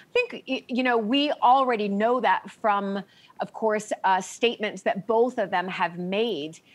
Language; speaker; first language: English; native; English